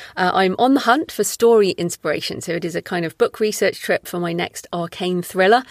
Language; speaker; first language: English; native; English